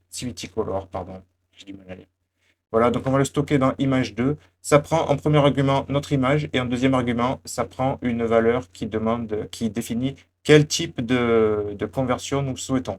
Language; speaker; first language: French; native; French